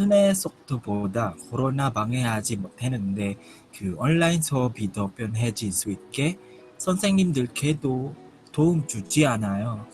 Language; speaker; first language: Korean; non-native, learner; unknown